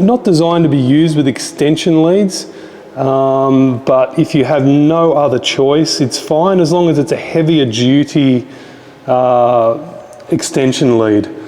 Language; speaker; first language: English; native; English